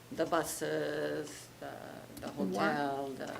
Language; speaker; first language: English; non-native, fluent; Portuguese